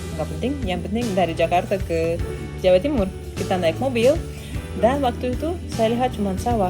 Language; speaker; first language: Indonesian; non-native, fluent; Russian